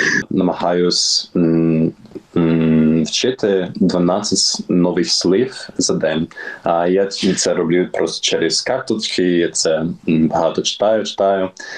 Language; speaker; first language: Ukrainian; non-native, learner; English